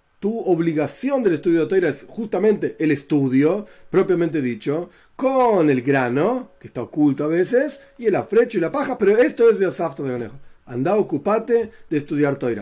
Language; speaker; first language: Spanish; native; Spanish